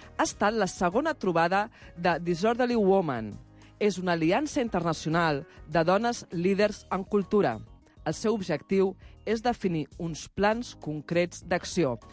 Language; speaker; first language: Catalan; native; Catalan